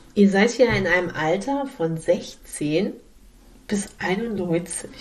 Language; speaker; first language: German; native; German